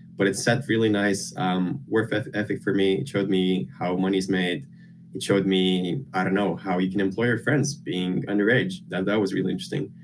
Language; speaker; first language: English; non-native, fluent; Lithuanian